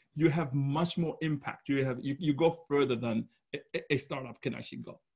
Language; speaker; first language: English; non-native, local second language; Shona